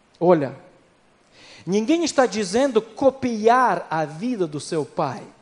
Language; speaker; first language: Portuguese; non-native, fluent; Ukrainian